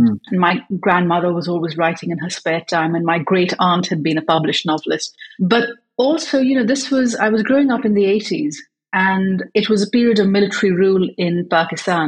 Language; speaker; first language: English; native; English